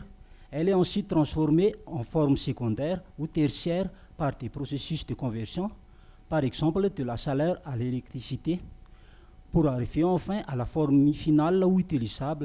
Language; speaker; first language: French; non-native, local second language; Malagasy